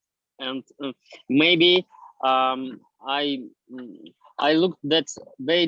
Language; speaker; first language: English; non-native, learner; Russian